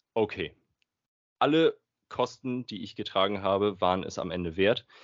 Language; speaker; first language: German; native; German